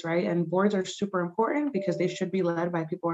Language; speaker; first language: English; early bilingual, other home language; Spanish